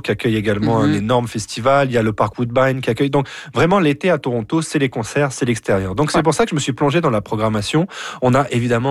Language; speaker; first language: French; native; French